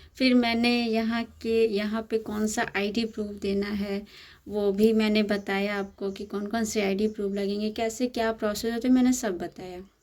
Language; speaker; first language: Hindi; native; Hindi